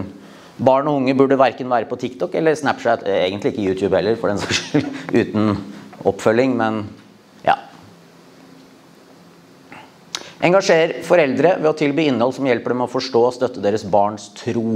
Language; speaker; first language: Norwegian; native; Norwegian